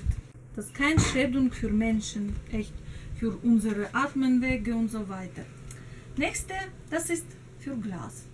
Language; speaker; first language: German; non-native, learner; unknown